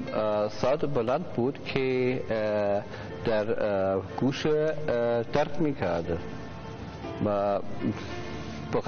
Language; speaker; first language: Persian; non-native, learner; German